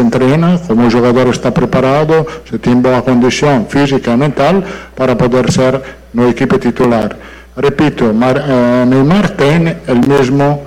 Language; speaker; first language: Portuguese; non-native, fluent; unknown